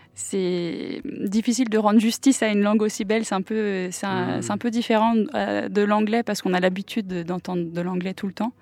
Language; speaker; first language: French; non-native, local second language; English